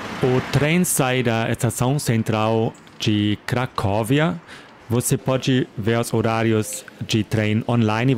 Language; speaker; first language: Portuguese; non-native, fluent; German